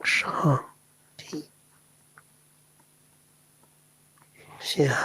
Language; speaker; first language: Chinese; native; Chinese